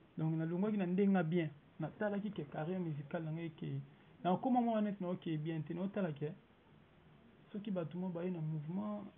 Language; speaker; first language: Lingala; native; Lingala